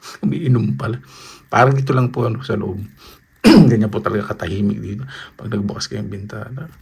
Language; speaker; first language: Filipino; native; Filipino